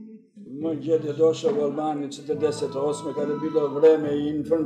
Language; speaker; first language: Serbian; early bilingual, heritage; Serbian